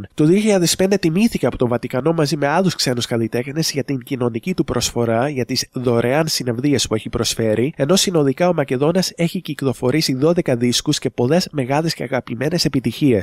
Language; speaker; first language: Greek; native; Greek